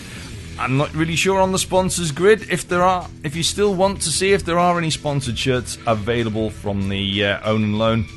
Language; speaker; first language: English; native; English